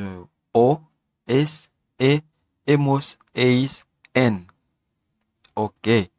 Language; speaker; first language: Spanish; non-native, fluent; Haitian Creole